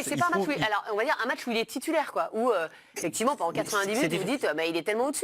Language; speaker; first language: French; native; French